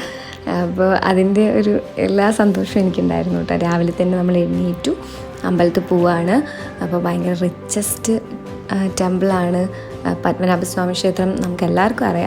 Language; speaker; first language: Malayalam; native; Malayalam